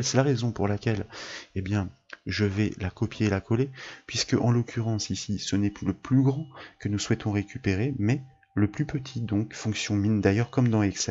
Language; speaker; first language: French; native; French